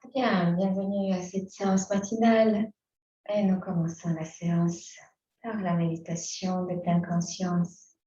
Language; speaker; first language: French; native; French